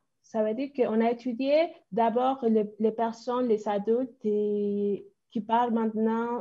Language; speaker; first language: French; non-native, fluent; Spanish